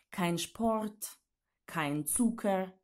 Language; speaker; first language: German; non-native, fluent; Ukrainian